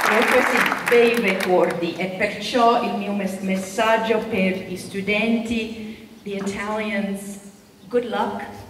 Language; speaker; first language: Italian; non-native, fluent; English